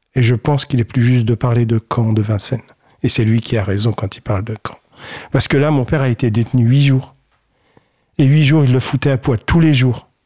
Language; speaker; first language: French; early bilingual, other home language; Kabyle